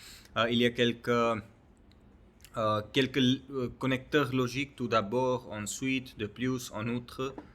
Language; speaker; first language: French; non-native, learner; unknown